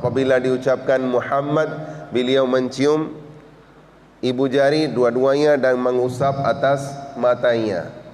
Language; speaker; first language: Indonesian; non-native, learner; Urdu